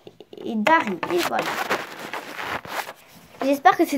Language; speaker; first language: French; native; French